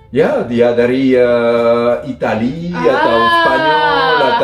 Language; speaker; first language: Indonesian; non-native, fluent; French